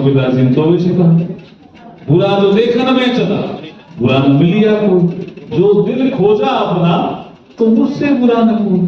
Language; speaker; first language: Hindi; native; Hindi